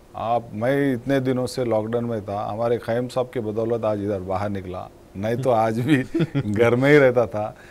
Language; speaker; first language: Hindi; non-native, local second language; Telugu